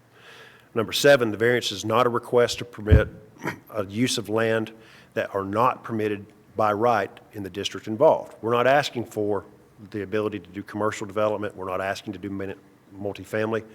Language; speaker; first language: English; native; English